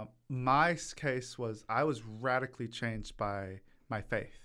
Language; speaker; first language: English; early bilingual, other home language; Korean